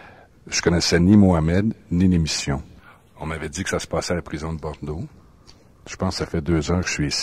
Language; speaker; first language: French; native; French